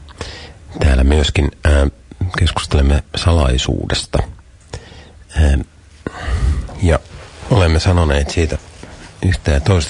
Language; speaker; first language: Finnish; native; Finnish